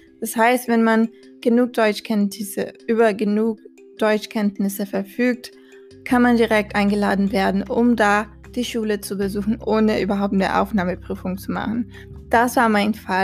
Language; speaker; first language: German; non-native, fluent; Portuguese